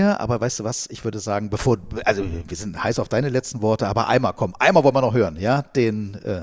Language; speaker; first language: German; native; German